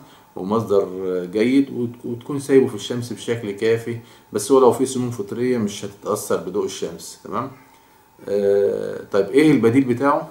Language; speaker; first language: Arabic; native; Arabic